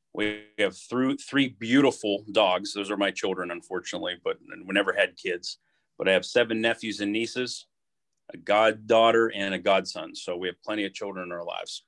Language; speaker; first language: English; native; English